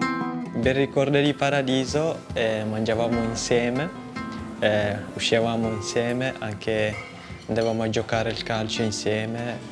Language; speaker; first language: Italian; non-native, fluent; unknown